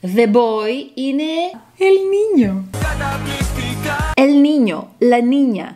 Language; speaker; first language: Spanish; non-native, learner; Greek